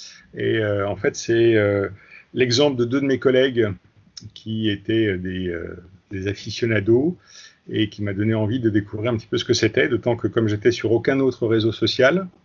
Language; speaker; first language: French; native; French